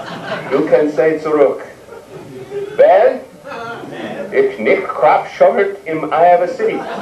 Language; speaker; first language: German; non-native, learner; English